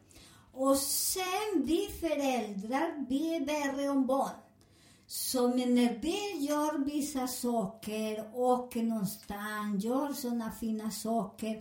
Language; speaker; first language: Swedish; non-native, learner; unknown